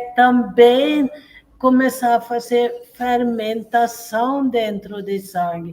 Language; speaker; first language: Portuguese; non-native, fluent; Swedish